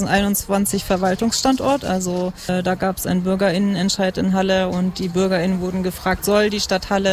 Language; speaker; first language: German; native; German